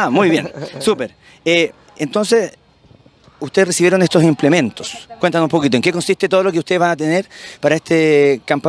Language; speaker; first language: Spanish; native; Spanish